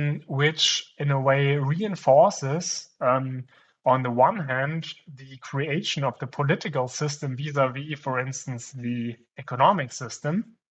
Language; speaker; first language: English; non-native, fluent; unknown